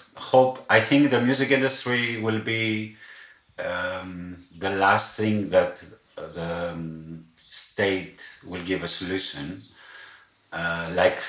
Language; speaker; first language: English; non-native, fluent; Greek